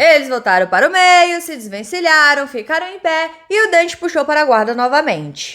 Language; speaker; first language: Portuguese; native; Portuguese